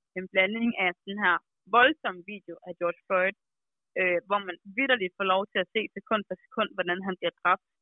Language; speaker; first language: Danish; native; Danish